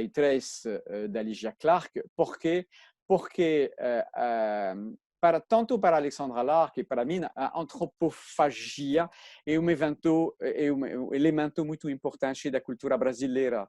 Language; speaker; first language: Portuguese; non-native, fluent; French